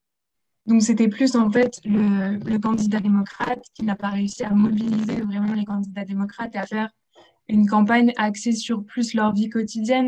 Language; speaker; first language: French; native; French